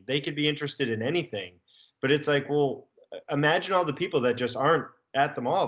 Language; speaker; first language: English; native; English